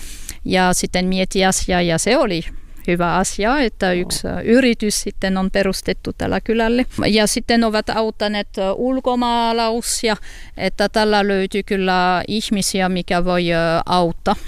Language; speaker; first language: Finnish; non-native, fluent; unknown